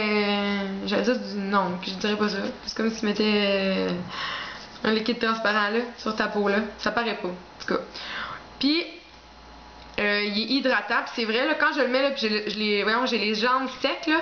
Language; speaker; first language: French; native; French